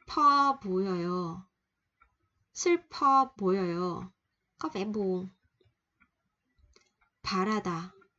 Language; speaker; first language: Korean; non-native, fluent; Vietnamese